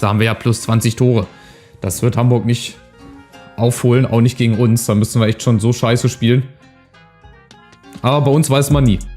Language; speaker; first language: German; native; German